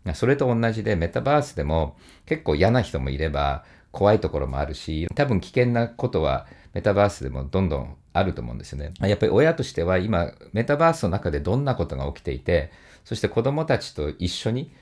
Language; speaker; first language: Japanese; native; Japanese